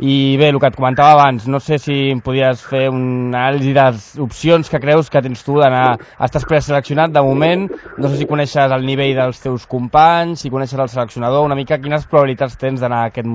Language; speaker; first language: Catalan; native; Catalan